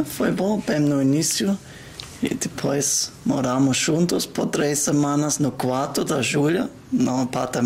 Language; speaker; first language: Portuguese; non-native, learner; German